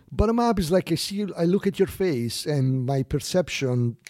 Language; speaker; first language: English; non-native, fluent; Italian